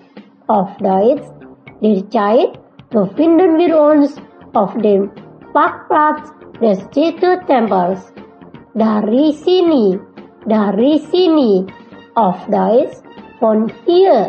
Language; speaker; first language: German; non-native, fluent; Indonesian